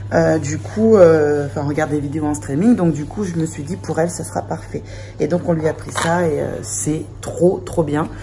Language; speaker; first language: French; native; French